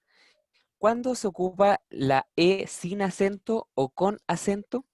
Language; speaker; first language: Spanish; native; Spanish